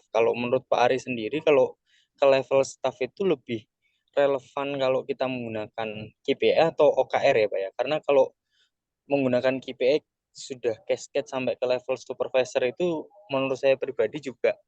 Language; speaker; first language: Indonesian; native; Indonesian